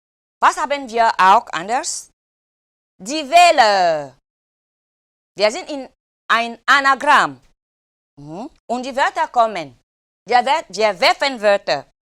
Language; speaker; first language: German; non-native, fluent; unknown